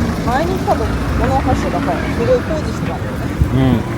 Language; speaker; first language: Japanese; native; Japanese